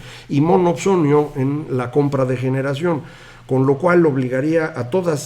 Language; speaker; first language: Spanish; native; Spanish